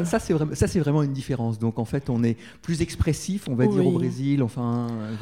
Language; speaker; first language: French; native; French